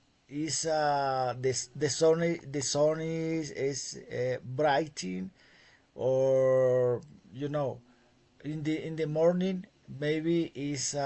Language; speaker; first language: English; non-native, fluent; Spanish